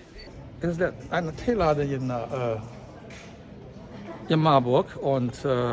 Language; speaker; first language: German; non-native, fluent; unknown